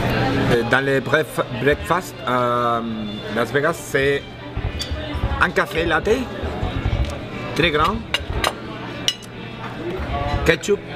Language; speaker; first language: French; non-native, learner; Spanish